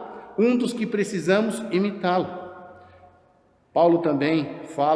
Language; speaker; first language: Portuguese; native; Portuguese